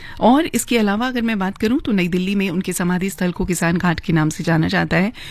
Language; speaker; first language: Hindi; native; Hindi